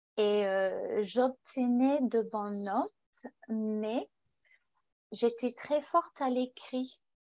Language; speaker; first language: French; non-native, fluent; English